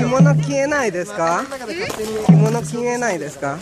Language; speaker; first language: Japanese; non-native, learner; Spanish